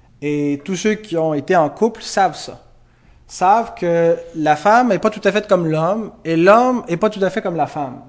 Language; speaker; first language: French; native; French